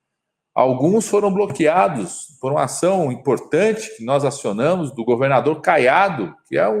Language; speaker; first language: Portuguese; native; Portuguese